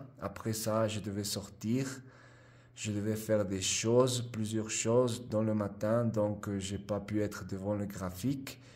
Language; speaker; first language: French; non-native, fluent; Spanish